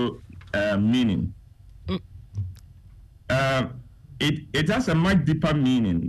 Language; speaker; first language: English; non-native, local second language; Akan